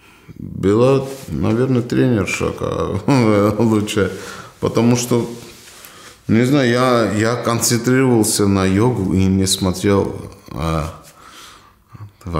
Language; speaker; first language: Russian; non-native, learner; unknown